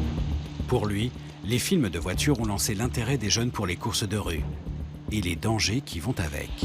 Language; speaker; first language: French; native; French